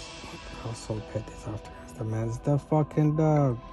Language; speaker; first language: English; native; English